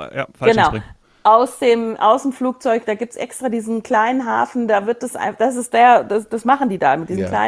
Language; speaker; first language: German; native; German